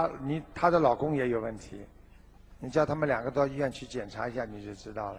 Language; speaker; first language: Chinese; native; Chinese